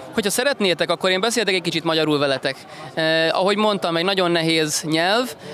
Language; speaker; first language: Portuguese; native; Portuguese